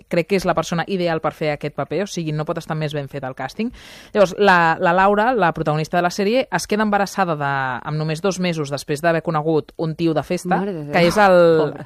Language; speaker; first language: Catalan; native; Catalan